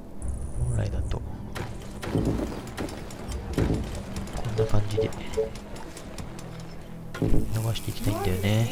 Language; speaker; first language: Japanese; native; Japanese